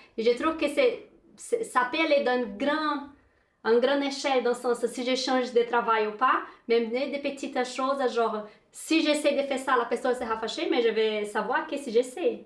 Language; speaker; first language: French; non-native, fluent; Portuguese